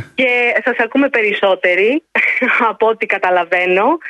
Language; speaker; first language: Greek; native; Greek